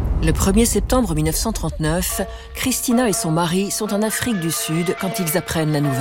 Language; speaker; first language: French; native; French